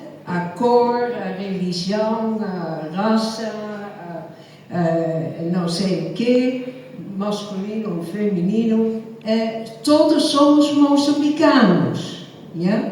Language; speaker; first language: Portuguese; non-native, fluent; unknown